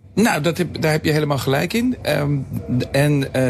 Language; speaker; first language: Dutch; native; Dutch